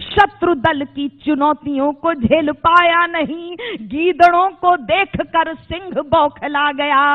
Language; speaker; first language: Hindi; native; Hindi